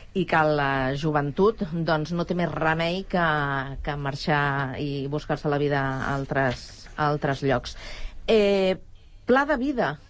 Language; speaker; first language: Catalan; native; Catalan